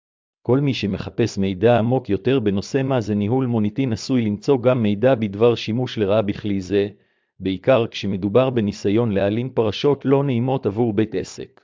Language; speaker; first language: Hebrew; native; Hebrew